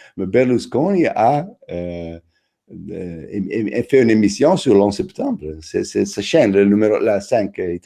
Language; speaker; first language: French; non-native, fluent; Italian